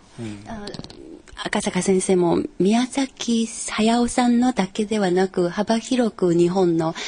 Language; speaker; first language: Japanese; non-native, fluent; Chinese